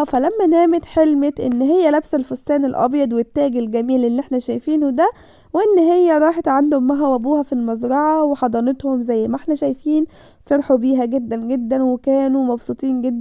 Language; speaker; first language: Arabic; native; Arabic